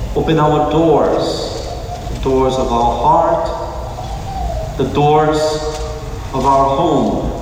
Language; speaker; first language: English; non-native, fluent; Portuguese